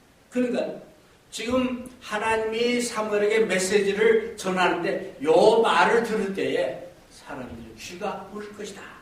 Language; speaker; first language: Korean; native; Korean